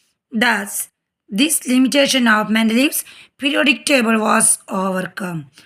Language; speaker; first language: English; non-native, local second language; Malayalam